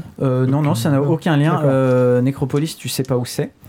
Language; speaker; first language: French; native; French